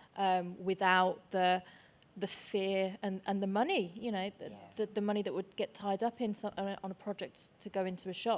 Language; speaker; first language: English; native; English